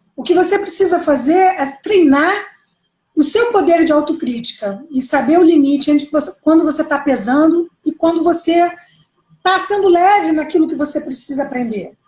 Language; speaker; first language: Portuguese; native; Portuguese